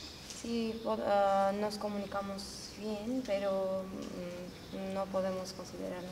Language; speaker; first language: Spanish; non-native, fluent; Armenian